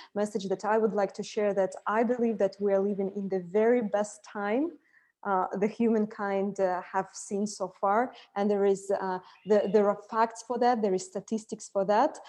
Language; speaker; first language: English; non-native, fluent; Russian